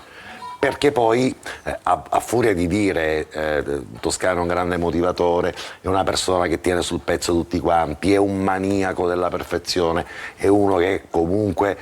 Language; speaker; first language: Italian; native; Italian